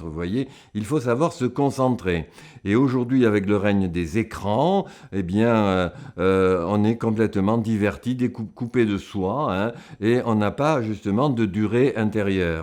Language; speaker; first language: French; native; French